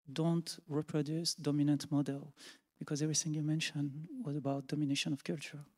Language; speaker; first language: English; non-native, fluent; French